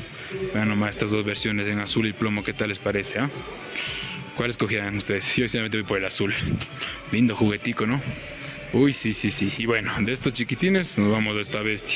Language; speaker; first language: Spanish; native; Spanish